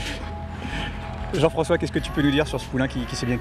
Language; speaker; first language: French; native; French